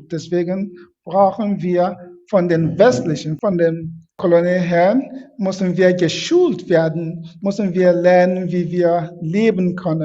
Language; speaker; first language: German; non-native, fluent; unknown